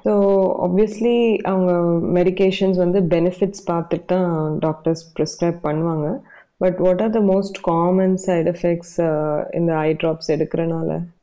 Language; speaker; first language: English; non-native, local second language; Tamil